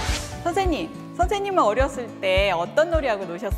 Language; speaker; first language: Korean; native; Korean